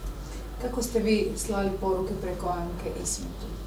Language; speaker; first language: Croatian; native; Croatian